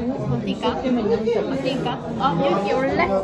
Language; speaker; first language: Japanese; non-native, learner; Korean